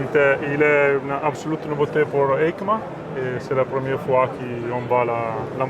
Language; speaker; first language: French; non-native, fluent; Italian